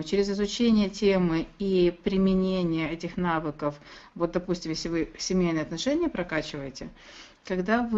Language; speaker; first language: Russian; native; Russian